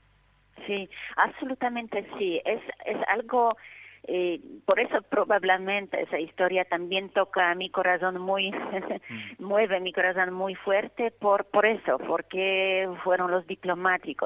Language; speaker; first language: Spanish; non-native, fluent; Polish